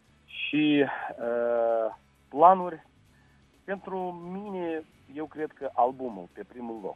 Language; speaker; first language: Romanian; non-native, local second language; Russian